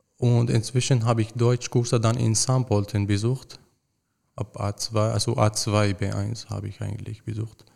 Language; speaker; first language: German; non-native, fluent; Arabic